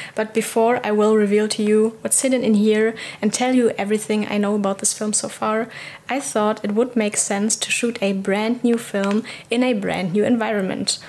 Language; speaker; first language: English; non-native, fluent; German